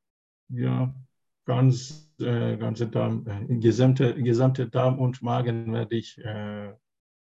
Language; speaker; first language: German; non-native, learner; Turkish